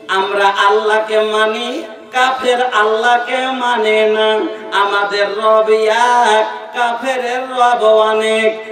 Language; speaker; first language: Bangla; non-native, local second language; Bhojpuri